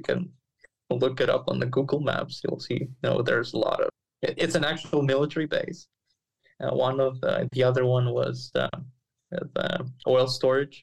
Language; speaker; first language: English; non-native, fluent; Ukrainian